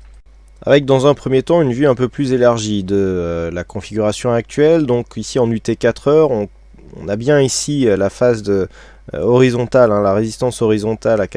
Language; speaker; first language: French; native; French